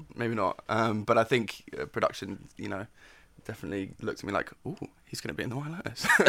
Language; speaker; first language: English; native; English